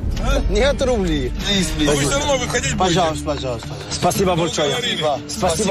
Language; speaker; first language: Russian; non-native, learner; French